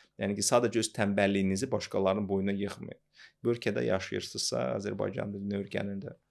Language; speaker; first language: Azerbaijani; non-native, local second language; Russian